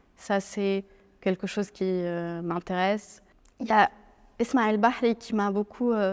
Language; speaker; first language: French; non-native, local second language; Arabic